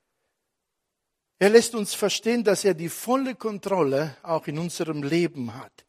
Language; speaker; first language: German; non-native, fluent; Italian